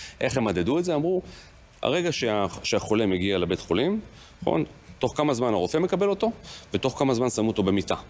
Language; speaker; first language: Hebrew; native; Hebrew